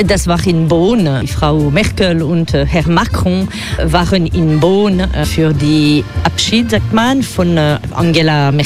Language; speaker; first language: German; non-native, fluent; French